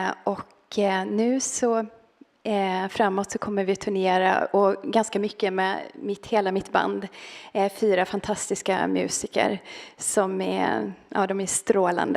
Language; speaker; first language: Swedish; native; Swedish